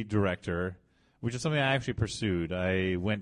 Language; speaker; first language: English; native; English